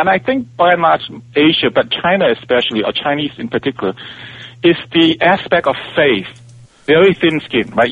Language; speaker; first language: English; non-native, local second language; Cantonese